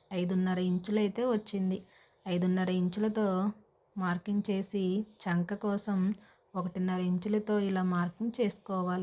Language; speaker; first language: Telugu; native; Telugu